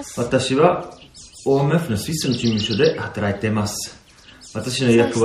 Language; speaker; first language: Japanese; non-native, fluent; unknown